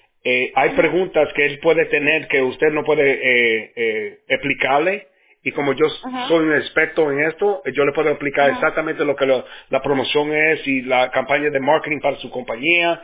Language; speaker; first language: Spanish; early bilingual, heritage; Spanish